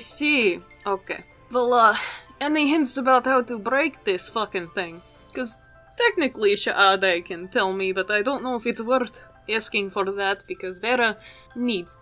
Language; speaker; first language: English; native; English